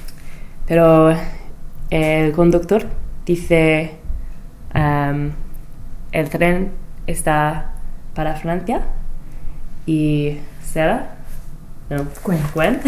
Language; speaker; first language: Spanish; non-native, learner; English